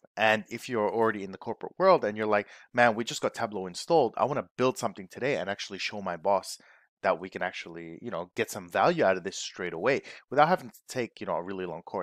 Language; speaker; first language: English; native; English